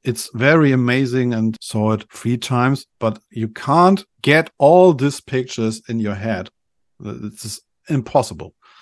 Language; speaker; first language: English; non-native, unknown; German